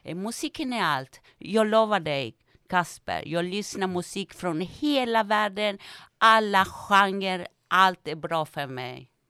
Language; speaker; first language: Swedish; non-native, fluent; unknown